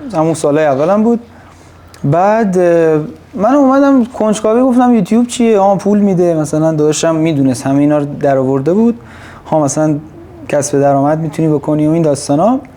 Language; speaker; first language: Persian; native; Persian